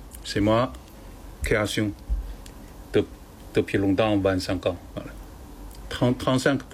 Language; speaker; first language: French; non-native, learner; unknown